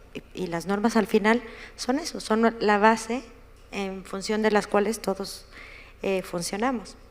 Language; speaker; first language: Spanish; native; Spanish